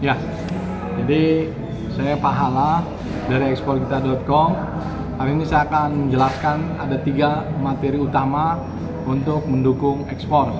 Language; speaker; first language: Indonesian; native; Indonesian